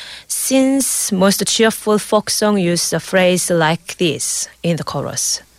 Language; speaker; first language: English; non-native, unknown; Korean